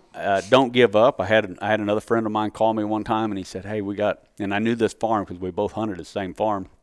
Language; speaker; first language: English; native; English